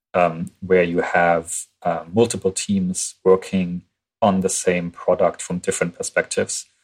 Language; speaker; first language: English; non-native, fluent; German